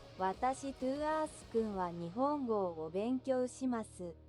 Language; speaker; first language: Japanese; non-native, learner; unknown